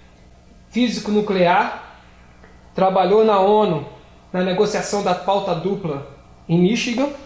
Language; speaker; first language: Portuguese; native; Portuguese